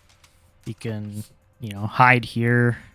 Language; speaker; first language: English; native; English